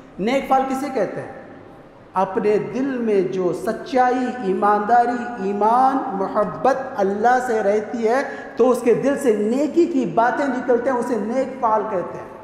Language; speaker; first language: Urdu; native; Urdu